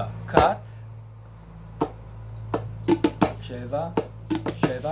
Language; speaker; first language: Hebrew; native; Hebrew